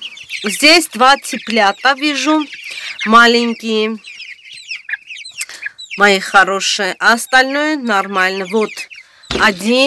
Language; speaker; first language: Russian; non-native, fluent; Armenian